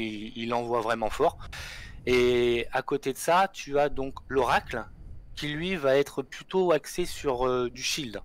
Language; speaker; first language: French; native; French